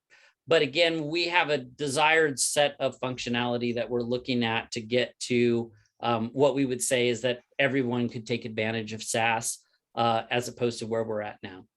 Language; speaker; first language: English; native; English